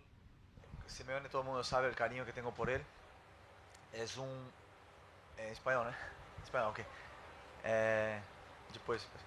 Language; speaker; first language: Spanish; non-native, fluent; Portuguese